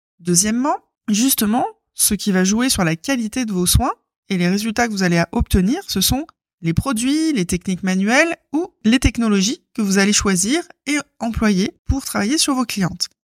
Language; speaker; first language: French; native; French